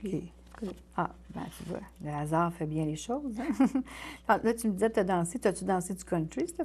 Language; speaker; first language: French; native; French